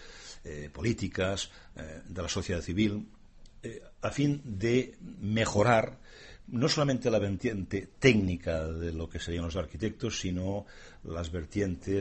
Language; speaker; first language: Spanish; native; Spanish